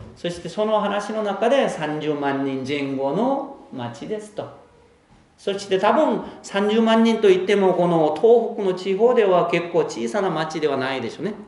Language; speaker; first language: Japanese; non-native, fluent; Korean